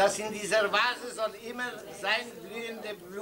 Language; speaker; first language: German; non-native, fluent; Lithuanian